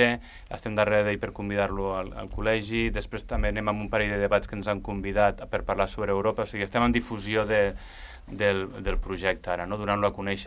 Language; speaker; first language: Catalan; native; Catalan